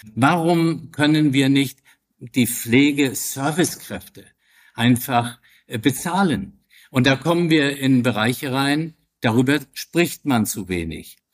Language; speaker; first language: German; native; German